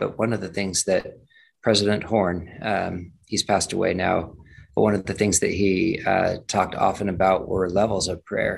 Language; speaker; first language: English; native; English